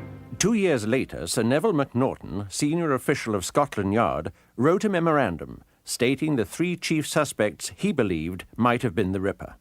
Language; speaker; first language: English; native; English